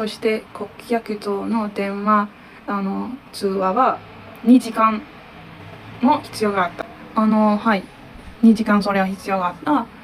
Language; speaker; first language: Japanese; non-native, learner; Turkish